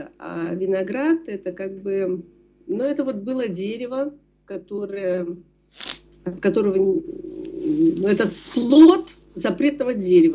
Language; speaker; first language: Russian; native; Russian